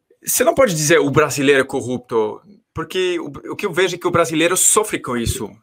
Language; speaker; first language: Portuguese; non-native, fluent; French